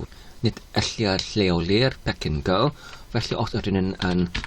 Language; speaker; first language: Welsh; non-native, fluent; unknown